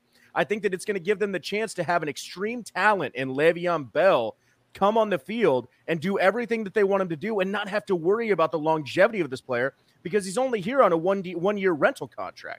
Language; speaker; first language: English; native; English